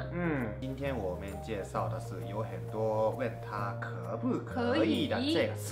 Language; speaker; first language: Chinese; non-native, fluent; Japanese